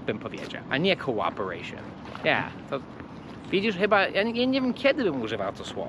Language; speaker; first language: Polish; non-native, fluent; English